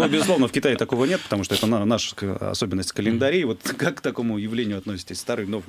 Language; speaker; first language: Russian; native; Russian